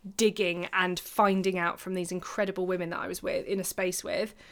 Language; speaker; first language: English; native; English